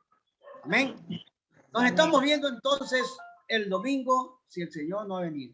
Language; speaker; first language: Spanish; native; Spanish